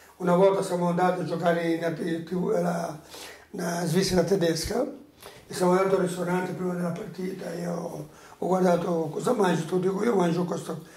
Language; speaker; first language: Italian; non-native, fluent; Portuguese